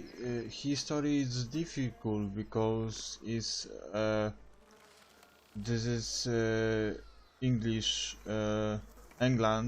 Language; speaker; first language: English; non-native, learner; Polish